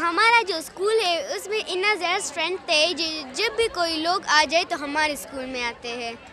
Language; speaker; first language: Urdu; non-native, local second language; Pashto